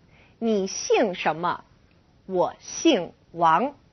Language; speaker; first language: Chinese; non-native, fluent; English